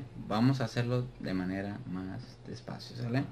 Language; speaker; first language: Spanish; native; Spanish